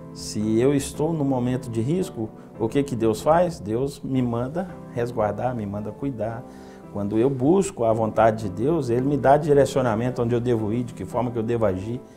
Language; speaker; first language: Portuguese; native; Portuguese